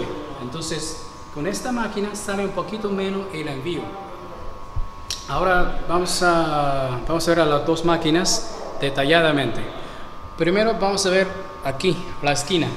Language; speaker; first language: Spanish; non-native, fluent; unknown